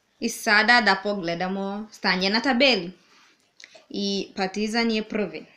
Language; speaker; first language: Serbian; non-native, learner; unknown